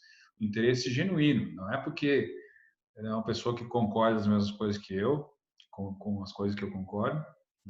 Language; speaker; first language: Portuguese; native; Portuguese